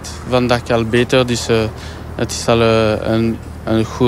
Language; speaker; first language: Dutch; non-native, learner; French